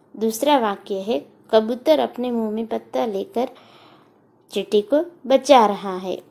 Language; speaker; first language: Hindi; non-native, local second language; Gujarati